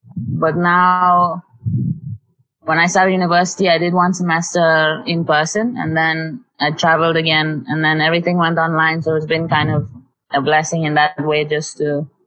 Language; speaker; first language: English; non-native, local second language; Tamil